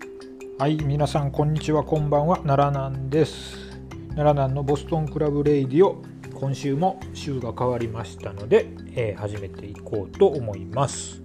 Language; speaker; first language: Japanese; native; Japanese